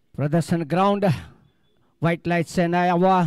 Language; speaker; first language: Hindi; non-native, local second language; Gujarati